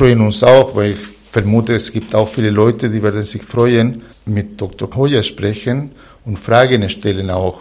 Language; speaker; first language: German; non-native, fluent; Spanish